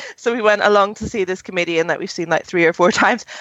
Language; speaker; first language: English; native; English